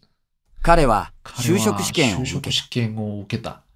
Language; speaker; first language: Japanese; non-native, learner; Korean